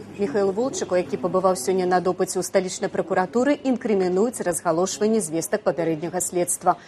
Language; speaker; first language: Belarusian; native; Belarusian